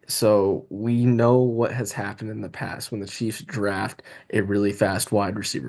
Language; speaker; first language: English; native; English